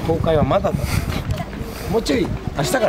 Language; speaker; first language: Japanese; native; Japanese